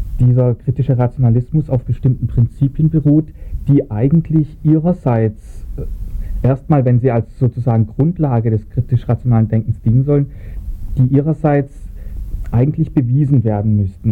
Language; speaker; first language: German; native; German